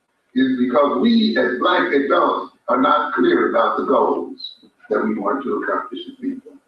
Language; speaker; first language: English; native; English